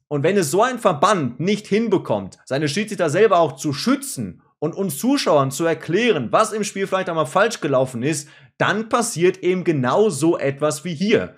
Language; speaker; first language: German; native; German